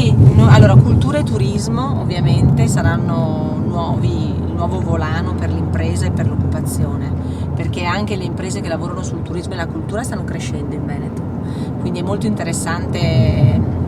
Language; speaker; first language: Italian; native; Italian